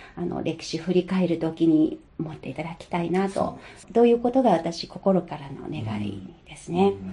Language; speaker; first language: Japanese; non-native, fluent; Chinese